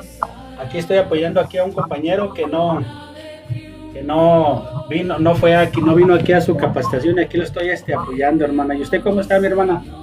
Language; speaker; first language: Spanish; native; Spanish